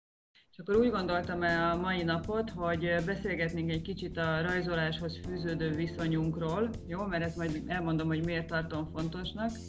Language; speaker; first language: Hungarian; native; Hungarian